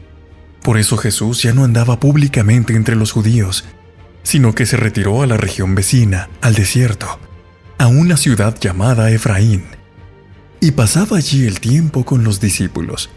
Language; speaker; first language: Spanish; native; Spanish